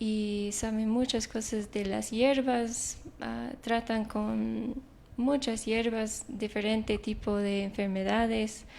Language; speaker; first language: Spanish; non-native, fluent; English